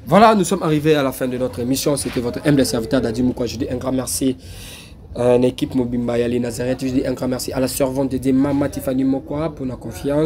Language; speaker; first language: French; non-native, local second language; Lingala